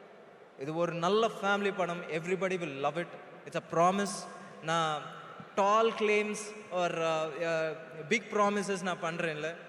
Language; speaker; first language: Tamil; non-native, learner; Telugu